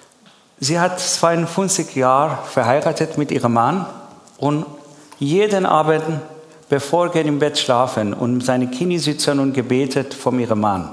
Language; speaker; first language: German; non-native, learner; Persian